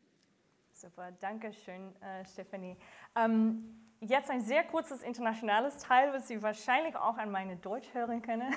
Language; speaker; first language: German; non-native, fluent; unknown